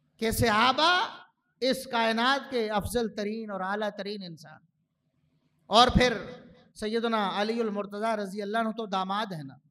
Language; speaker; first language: Urdu; native; Urdu